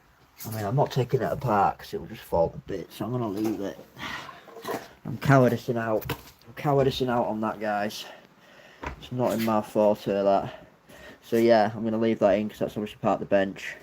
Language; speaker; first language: English; native; English